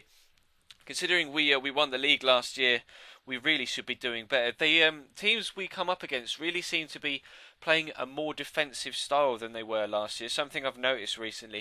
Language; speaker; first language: English; native; English